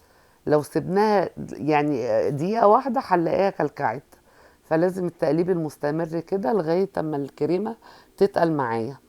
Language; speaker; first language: Arabic; native; Arabic